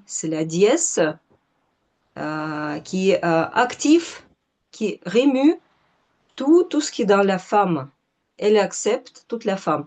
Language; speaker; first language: French; non-native, fluent; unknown